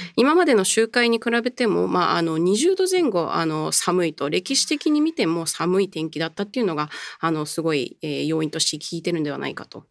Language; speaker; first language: Japanese; early bilingual, heritage; Japanese